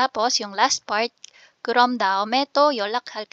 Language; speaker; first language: Korean; non-native, fluent; Filipino